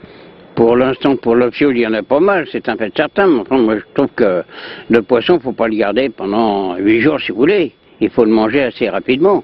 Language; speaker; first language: French; native; French